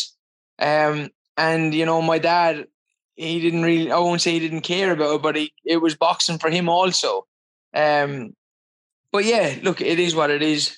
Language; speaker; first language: English; native; English